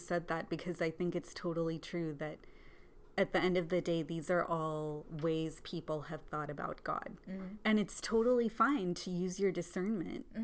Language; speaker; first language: English; native; English